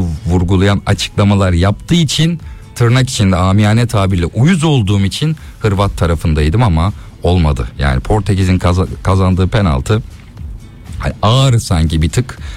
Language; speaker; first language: Turkish; native; Turkish